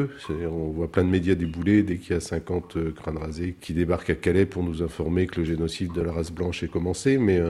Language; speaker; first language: French; native; French